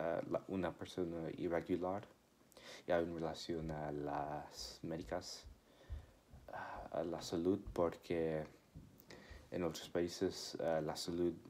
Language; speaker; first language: Spanish; non-native, learner; English